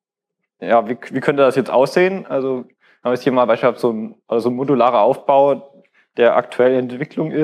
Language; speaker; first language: German; native; German